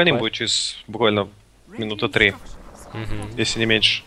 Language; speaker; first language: Russian; native; Russian